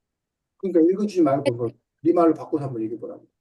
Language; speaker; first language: Korean; native; Korean